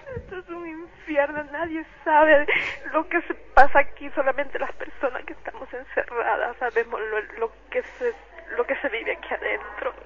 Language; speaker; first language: Spanish; native; Spanish